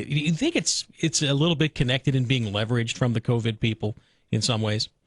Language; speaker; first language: English; native; English